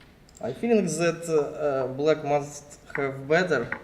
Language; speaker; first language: English; non-native, learner; Russian